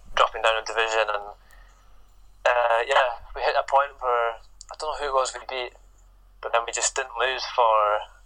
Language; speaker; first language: English; native; English